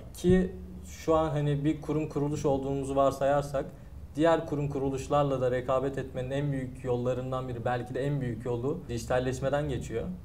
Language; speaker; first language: Turkish; native; Turkish